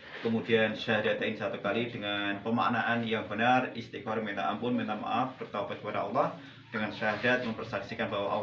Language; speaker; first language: Indonesian; native; Indonesian